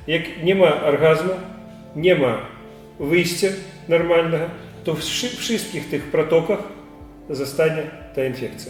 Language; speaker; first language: Polish; non-native, learner; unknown